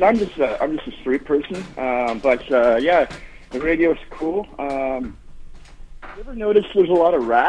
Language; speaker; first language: English; native; English